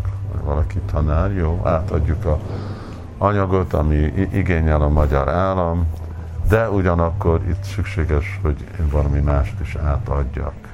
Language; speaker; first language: Hungarian; early bilingual, heritage; Hungarian